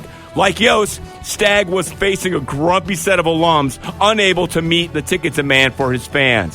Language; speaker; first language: English; native; English